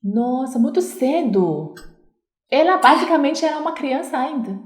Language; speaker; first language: Portuguese; non-native, learner; Chinese